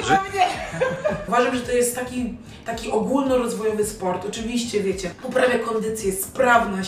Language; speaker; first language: Polish; native; Polish